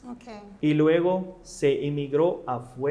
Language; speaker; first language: Spanish; non-native, learner; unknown